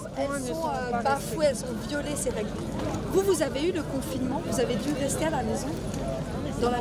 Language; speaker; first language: French; native; French